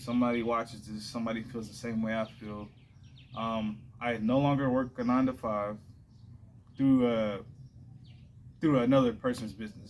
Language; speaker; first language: English; native; English